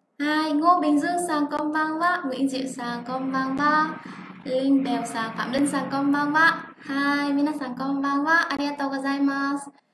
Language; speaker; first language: Japanese; non-native, fluent; Vietnamese